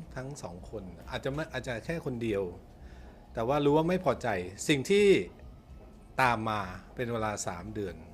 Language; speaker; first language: Thai; native; Thai